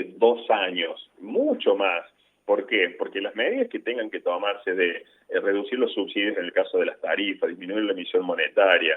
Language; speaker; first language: Spanish; native; Spanish